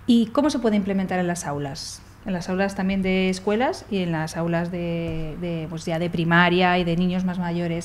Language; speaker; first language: Spanish; native; Spanish